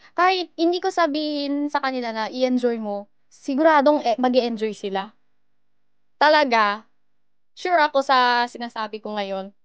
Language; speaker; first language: Filipino; early bilingual, other home language; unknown